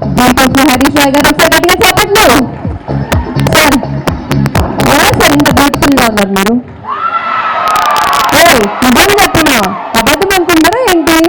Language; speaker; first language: Telugu; native; Telugu